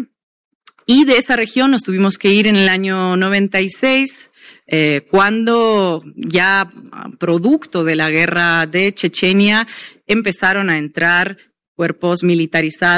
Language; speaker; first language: Spanish; non-native, fluent; Russian